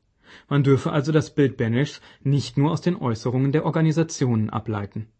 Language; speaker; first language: German; native; German